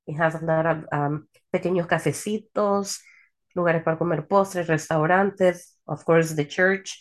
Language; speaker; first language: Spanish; early bilingual, heritage; Spanish